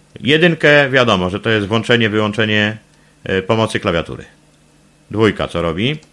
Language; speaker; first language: Polish; native; Polish